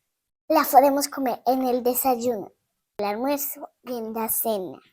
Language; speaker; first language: Spanish; early bilingual, heritage; Spanish